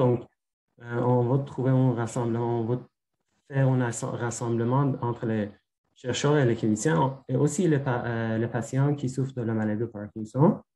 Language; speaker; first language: French; non-native, fluent; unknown